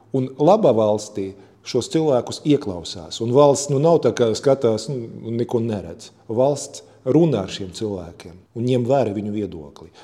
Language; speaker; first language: Latvian; non-native, local second language; Russian